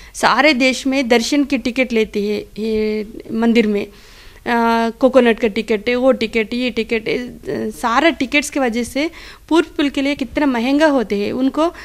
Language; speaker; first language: Hindi; non-native, local second language; Telugu